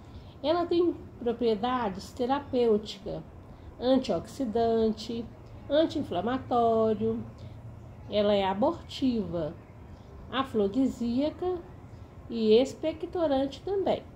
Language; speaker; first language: Portuguese; native; Portuguese